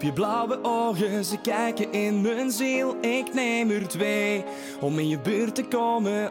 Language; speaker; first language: Dutch; native; Dutch